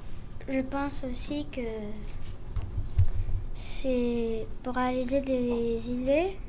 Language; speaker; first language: French; early bilingual, heritage; French